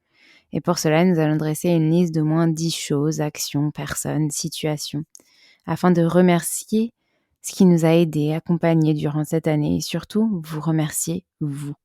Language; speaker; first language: French; native; French